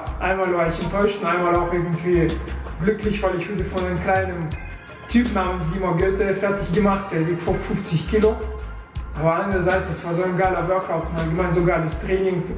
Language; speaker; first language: German; non-native, fluent; Russian